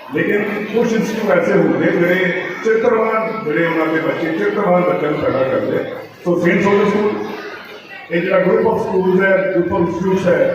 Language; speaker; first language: Hindi; non-native, local second language; Punjabi